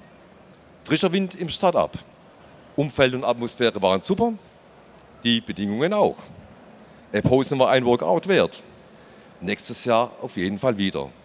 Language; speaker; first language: German; native; German